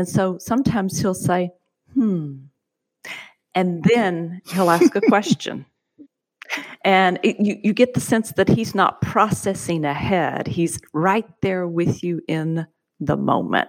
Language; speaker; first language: English; native; English